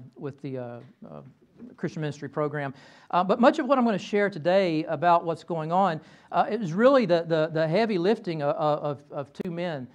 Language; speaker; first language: English; native; English